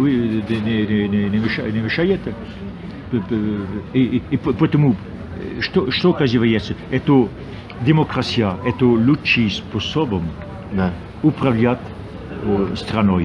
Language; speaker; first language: Russian; non-native, fluent; French